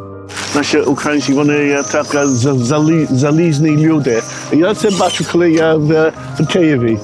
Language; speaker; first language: Ukrainian; early bilingual, heritage; Ukrainian